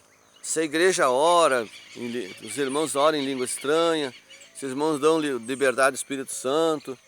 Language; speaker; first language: Portuguese; native; Portuguese